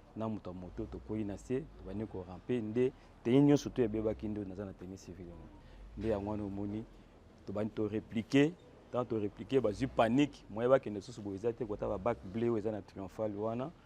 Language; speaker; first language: Lingala; native; Lingala